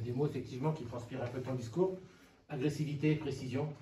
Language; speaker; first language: French; native; French